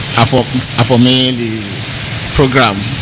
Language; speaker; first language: French; non-native, learner; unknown